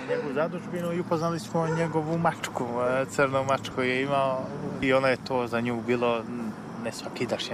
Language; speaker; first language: Serbian; native; Serbian